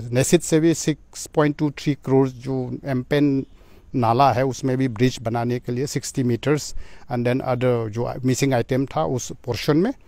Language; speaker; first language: Hindi; non-native, local second language; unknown